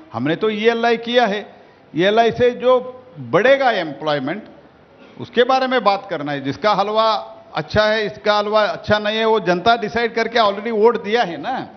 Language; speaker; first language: Hindi; non-native, local second language; Kannada